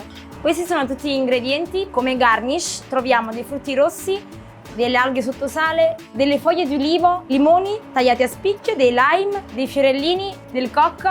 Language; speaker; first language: Italian; native; Italian